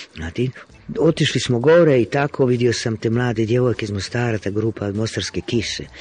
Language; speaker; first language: Croatian; native; Croatian